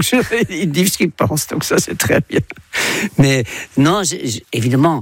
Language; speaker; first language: French; non-native, fluent; Dutch